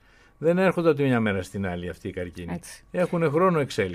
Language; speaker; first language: Greek; native; Greek